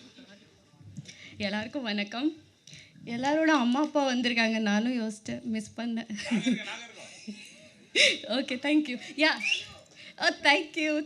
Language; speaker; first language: Tamil; non-native, learner; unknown